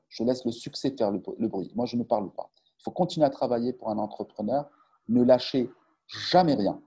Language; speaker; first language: French; non-native, local second language; Arabic